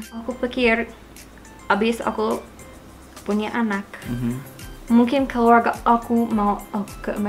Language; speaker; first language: Indonesian; non-native, learner; English